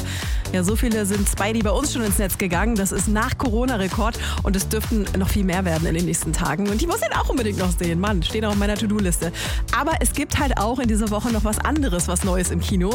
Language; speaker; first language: German; native; German